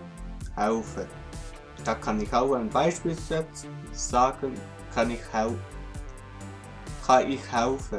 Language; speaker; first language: German; non-native, local second language; Swiss German